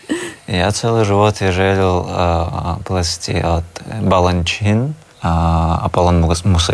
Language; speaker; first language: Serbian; non-native, learner; Russian